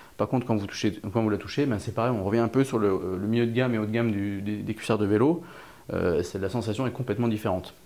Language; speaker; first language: French; native; French